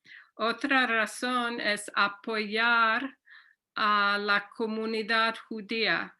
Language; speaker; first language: Spanish; non-native, fluent; English